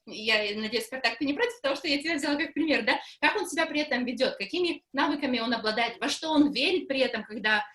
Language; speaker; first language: Russian; native; Russian